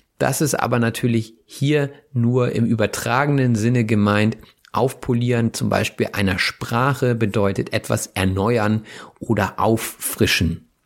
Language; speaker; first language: German; native; German